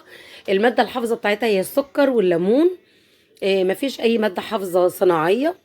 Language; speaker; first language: Arabic; native; Arabic